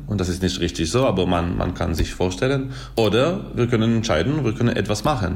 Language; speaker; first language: German; non-native, fluent; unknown